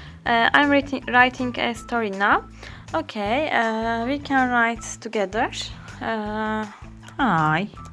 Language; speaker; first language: English; non-native, learner; Turkish